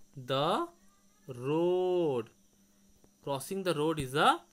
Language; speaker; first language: English; non-native, local second language; Bangla